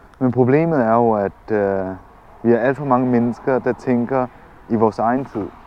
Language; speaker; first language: Danish; early bilingual, other home language; Vietnamese